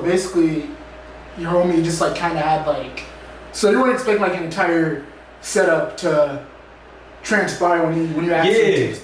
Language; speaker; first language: English; native; English